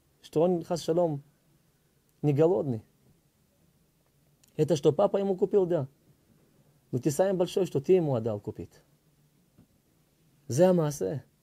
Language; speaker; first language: Russian; early bilingual, heritage; Hebrew